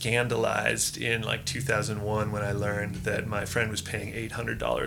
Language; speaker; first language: English; native; English